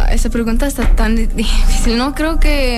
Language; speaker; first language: Spanish; early bilingual, heritage; English